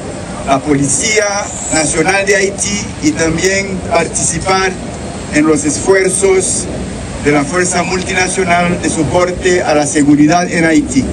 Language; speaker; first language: Spanish; non-native, fluent; Haitian Creole